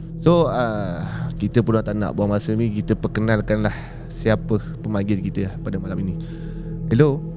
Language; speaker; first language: Malay; native; Malay